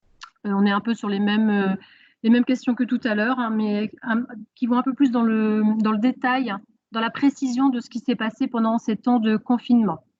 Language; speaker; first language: French; native; French